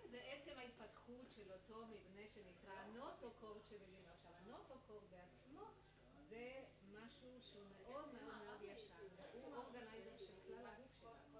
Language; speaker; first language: Hebrew; native; Hebrew